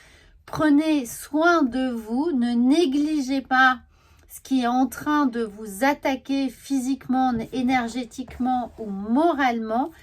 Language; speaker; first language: French; native; French